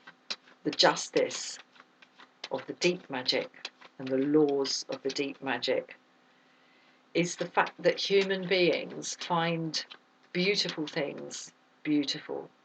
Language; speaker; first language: English; native; English